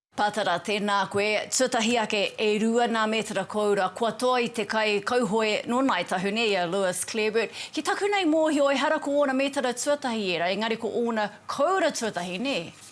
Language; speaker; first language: Māori; native; Māori